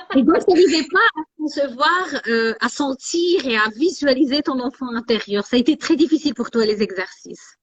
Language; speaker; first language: French; non-native, local second language; Arabic